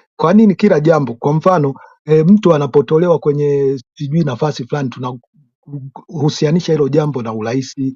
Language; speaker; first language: Swahili; native; Swahili